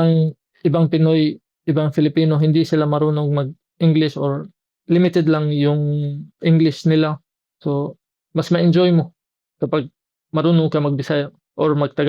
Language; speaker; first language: Filipino; non-native, fluent; Arabic